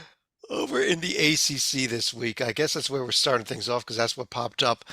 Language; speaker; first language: English; native; English